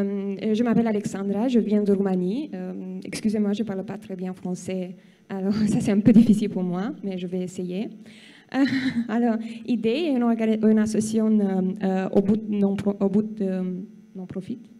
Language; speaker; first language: French; non-native, learner; Romanian